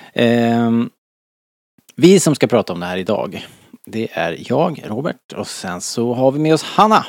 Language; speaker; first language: Swedish; native; Swedish